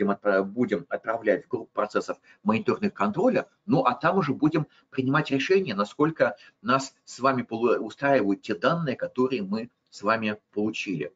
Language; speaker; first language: Russian; native; Russian